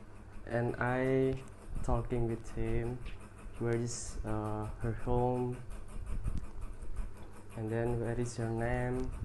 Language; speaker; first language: English; non-native, learner; Indonesian